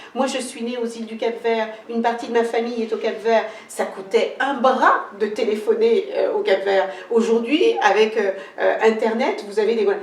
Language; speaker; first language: French; early bilingual, other home language; Kabuverdianu